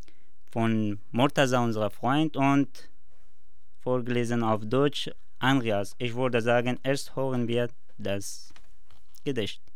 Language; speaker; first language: German; non-native, learner; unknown